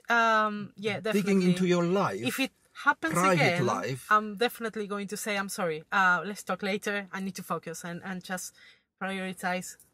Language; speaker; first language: English; non-native, fluent; Spanish